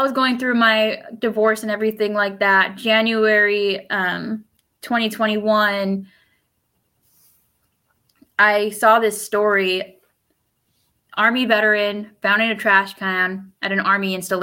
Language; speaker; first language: English; early bilingual, other home language; Spanish